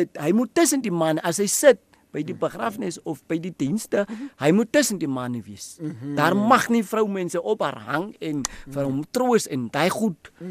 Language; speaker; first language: Afrikaans; non-native, local second language; Tswana